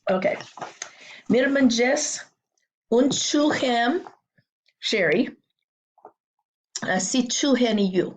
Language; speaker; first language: Albanian; non-native, learner; English